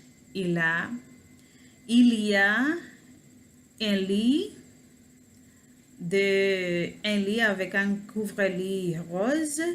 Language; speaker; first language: French; non-native, learner; Spanish